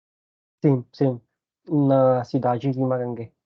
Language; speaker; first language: Portuguese; non-native, learner; Spanish